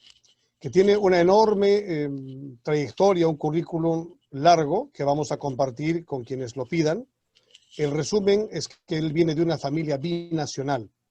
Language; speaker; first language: Spanish; native; Spanish